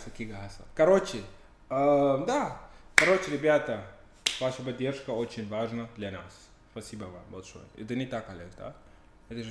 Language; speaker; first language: Russian; non-native, learner; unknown